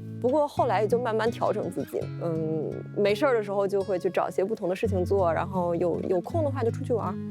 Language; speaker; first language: Chinese; native; Chinese